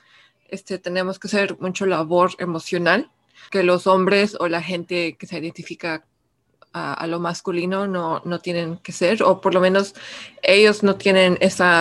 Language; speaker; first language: Spanish; early bilingual, heritage; Spanish